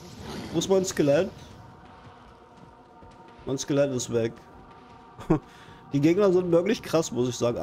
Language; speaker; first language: German; native; German